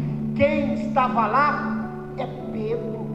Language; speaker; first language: Portuguese; native; Portuguese